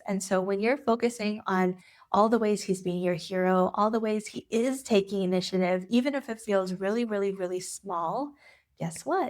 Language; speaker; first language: English; native; English